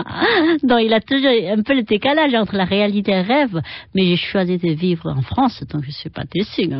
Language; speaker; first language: French; non-native, fluent; Chinese